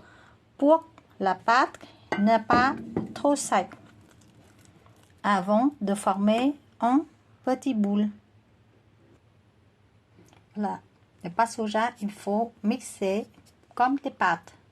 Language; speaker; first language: French; non-native, learner; Vietnamese